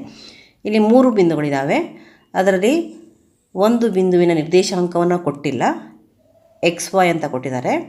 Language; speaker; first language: Kannada; native; Kannada